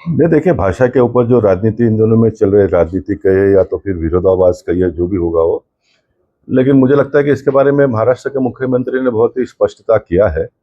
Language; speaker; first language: Hindi; non-native, local second language; Kannada